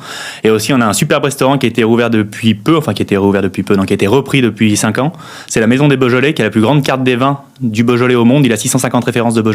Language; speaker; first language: French; native; French